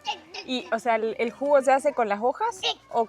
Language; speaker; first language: Spanish; native; Spanish